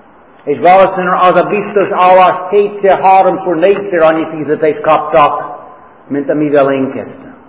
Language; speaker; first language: Hungarian; non-native, fluent; English